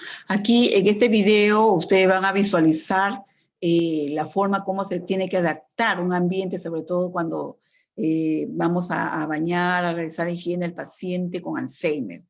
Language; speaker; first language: Spanish; native; Spanish